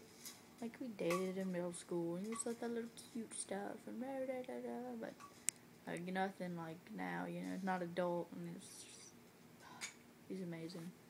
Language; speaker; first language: English; native; English